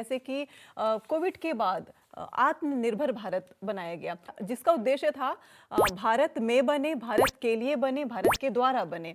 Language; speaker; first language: Hindi; native; Hindi